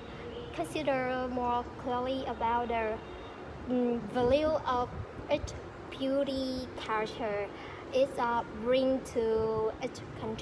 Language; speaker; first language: English; non-native, fluent; Vietnamese